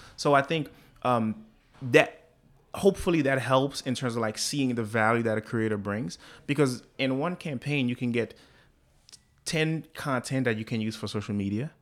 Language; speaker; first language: English; early bilingual, other home language; Haitian Creole